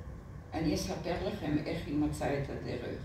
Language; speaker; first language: Hebrew; non-native, fluent; French